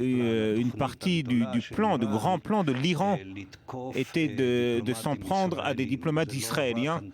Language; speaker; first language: French; non-native, fluent; Hebrew